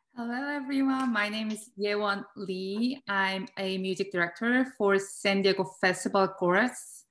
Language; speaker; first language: English; non-native, fluent; Korean